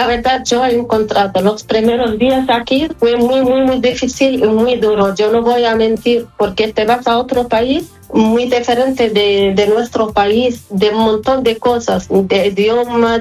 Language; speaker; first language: Spanish; non-native, fluent; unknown